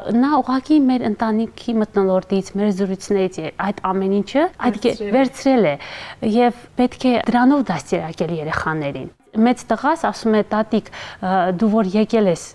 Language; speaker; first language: Armenian; native; Armenian